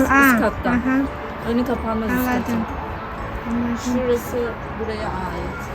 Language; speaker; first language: Turkish; native; Turkish